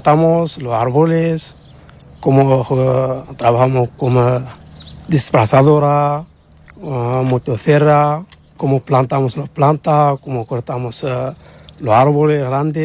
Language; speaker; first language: Spanish; non-native, learner; Arabic